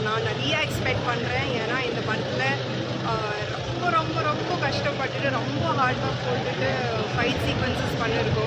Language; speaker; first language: Tamil; non-native, local second language; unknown